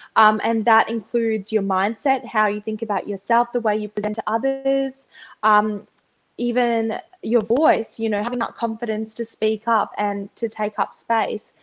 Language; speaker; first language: English; early bilingual, other home language; Russian